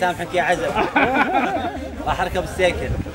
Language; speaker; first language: Arabic; native; Arabic